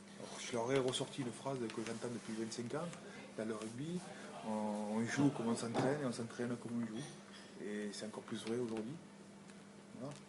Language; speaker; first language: French; native; French